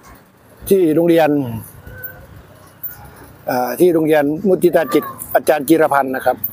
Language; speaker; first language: Thai; native; Thai